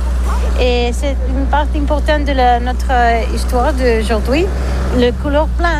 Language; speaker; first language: French; non-native, learner; Catalan